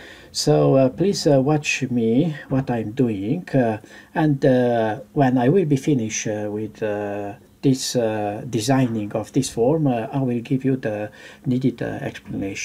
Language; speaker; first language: English; non-native, fluent; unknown